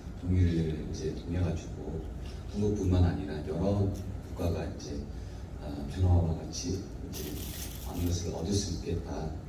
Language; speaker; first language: Korean; non-native, fluent; Mongolian